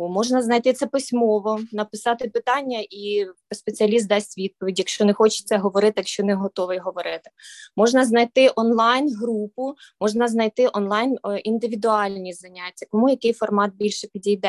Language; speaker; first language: Ukrainian; native; Ukrainian